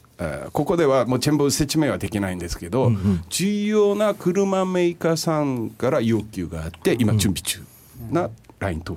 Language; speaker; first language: Japanese; non-native, fluent; Korean